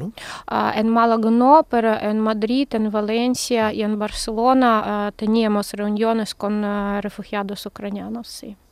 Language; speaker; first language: Spanish; non-native, learner; Ukrainian